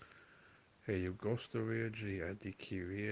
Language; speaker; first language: Portuguese; non-native, learner; English